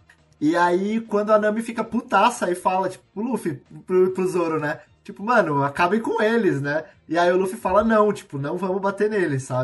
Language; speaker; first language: Portuguese; native; Portuguese